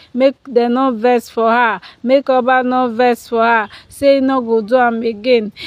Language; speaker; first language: Nigerian Pidgin; non-native, local second language; Yoruba